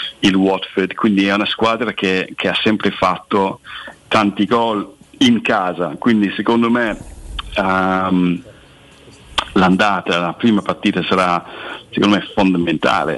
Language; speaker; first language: Italian; non-native, fluent; English